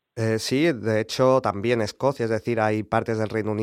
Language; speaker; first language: Spanish; native; Spanish